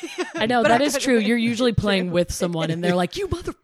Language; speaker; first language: English; native; English